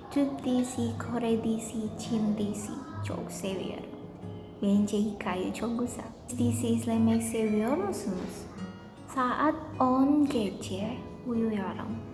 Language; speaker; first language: Turkish; non-native, learner; Indonesian